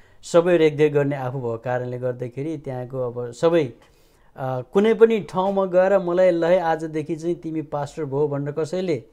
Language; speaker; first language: Nepali; native; Nepali